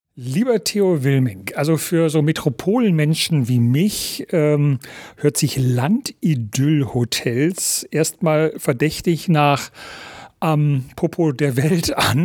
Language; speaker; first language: German; native; German